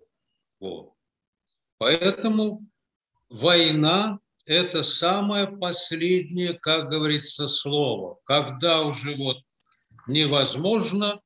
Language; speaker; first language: Russian; native; Russian